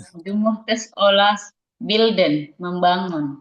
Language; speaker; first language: German; non-native, learner; Indonesian